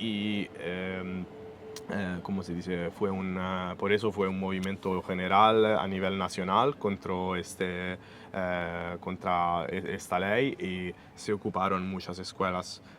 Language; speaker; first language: Spanish; non-native, fluent; Italian